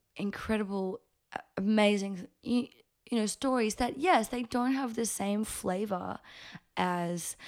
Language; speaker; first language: English; early bilingual, other home language; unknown